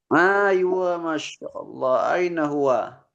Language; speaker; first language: Arabic; non-native, fluent; Indonesian